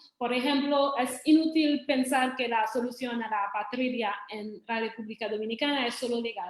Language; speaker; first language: Spanish; non-native, fluent; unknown